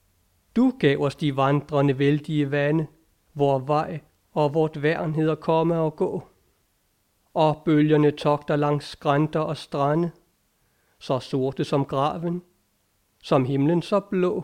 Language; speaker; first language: Danish; native; Danish